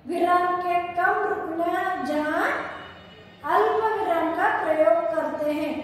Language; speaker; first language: Hindi; non-native, local second language; Kannada